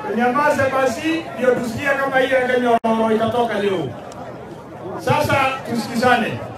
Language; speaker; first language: Swahili; non-native, local second language; Masai